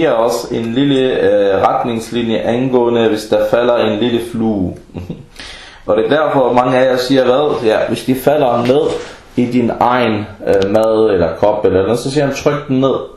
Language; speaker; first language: Danish; early bilingual, other home language; Arabic